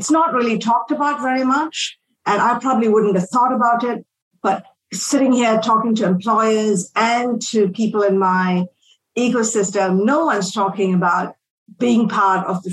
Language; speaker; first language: English; non-native, local second language; Tamil